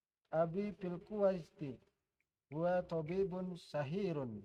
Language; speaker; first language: Arabic; non-native, learner; Indonesian